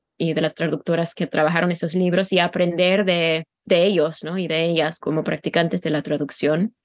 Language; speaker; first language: Spanish; non-native, fluent; English